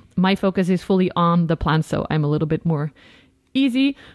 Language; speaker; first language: English; non-native, fluent; Dutch